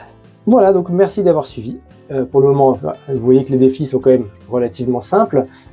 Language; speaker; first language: French; native; French